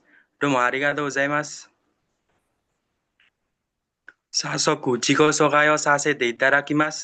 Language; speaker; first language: Japanese; non-native, learner; Indonesian